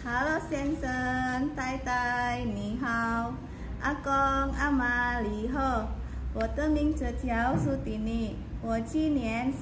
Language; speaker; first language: Chinese; non-native, learner; Indonesian